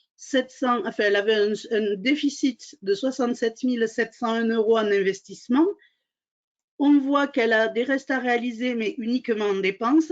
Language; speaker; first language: French; native; French